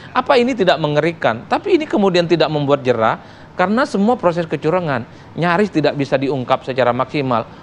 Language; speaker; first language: Indonesian; non-native, local second language; Madurese